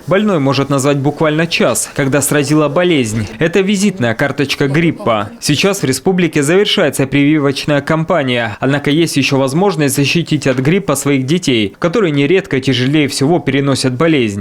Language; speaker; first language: Russian; native; Russian